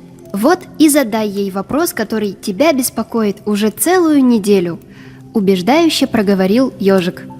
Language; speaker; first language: Russian; native; Russian